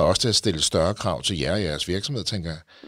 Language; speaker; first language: Danish; native; Danish